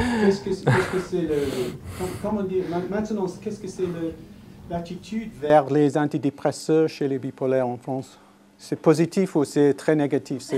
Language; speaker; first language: French; non-native, fluent; English